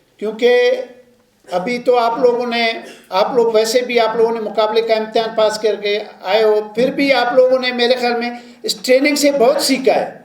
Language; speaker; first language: Urdu; non-native, local second language; Baluchi